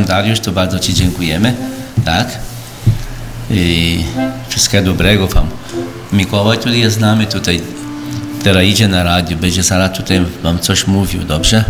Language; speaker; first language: Polish; early bilingual, heritage; Polish